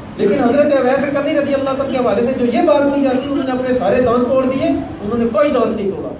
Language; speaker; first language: Urdu; non-native, local second language; Punjabi